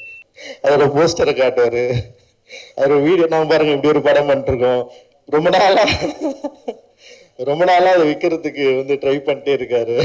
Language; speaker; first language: Tamil; native; Tamil